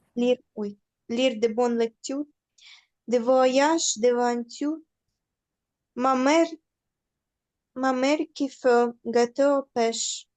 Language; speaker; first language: French; non-native, learner; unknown